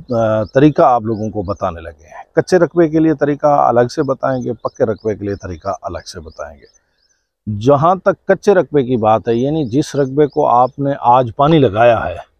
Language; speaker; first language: Urdu; non-native, local second language; Saraiki